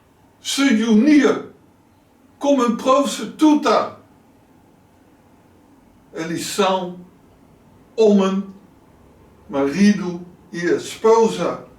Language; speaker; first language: Portuguese; non-native, learner; Dutch